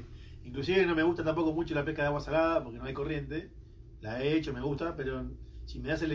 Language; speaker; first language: Spanish; native; Spanish